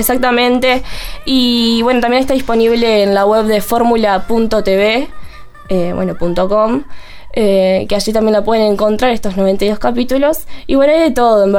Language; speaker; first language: Spanish; native; Spanish